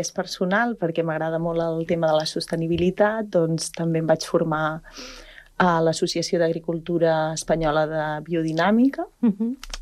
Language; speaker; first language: Catalan; native; Catalan